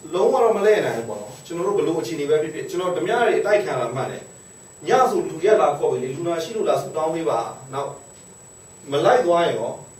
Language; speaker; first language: Burmese; non-native, local second language; Hakha Chin